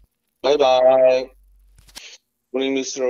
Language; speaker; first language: English; non-native, learner; Korean